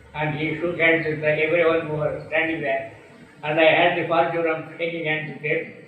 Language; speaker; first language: English; non-native, local second language; Tamil